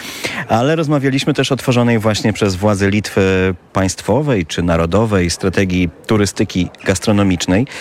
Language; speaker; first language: Polish; native; Polish